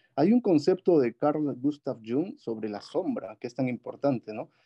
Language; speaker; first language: Spanish; native; Spanish